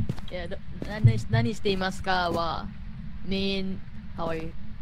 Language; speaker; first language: English; non-native, learner; Japanese